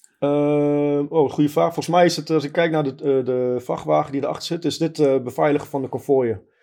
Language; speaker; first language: Dutch; early bilingual, other home language; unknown